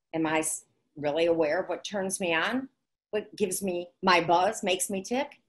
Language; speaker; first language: English; native; English